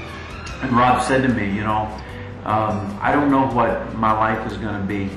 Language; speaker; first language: English; native; English